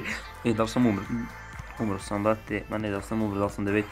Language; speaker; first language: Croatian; early bilingual, heritage; Croatian